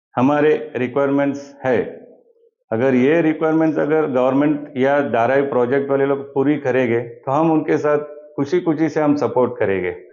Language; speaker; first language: Hindi; non-native, local second language; Tamil